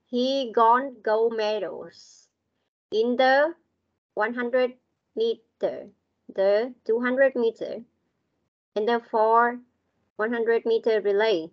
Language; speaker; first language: English; non-native, learner; Vietnamese